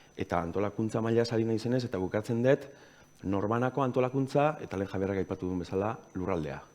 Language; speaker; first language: Basque; native; Basque